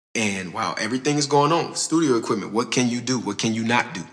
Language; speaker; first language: English; native; English